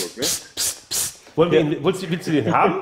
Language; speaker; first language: German; native; German